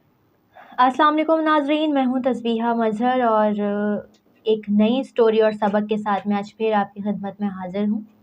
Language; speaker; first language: Urdu; native; Urdu